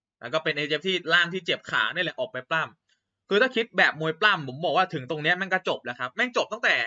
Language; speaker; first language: Thai; native; Thai